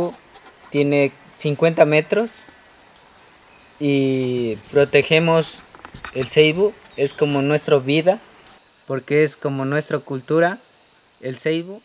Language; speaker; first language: Spanish; non-native, local second language; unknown